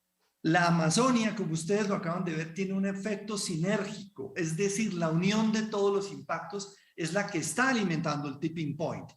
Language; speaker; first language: Spanish; native; Spanish